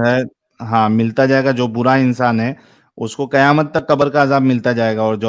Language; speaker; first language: Hindi; native; Hindi